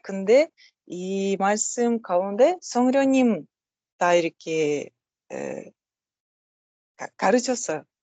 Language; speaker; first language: Korean; non-native, learner; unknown